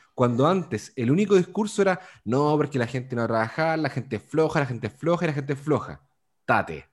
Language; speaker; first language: Spanish; native; Spanish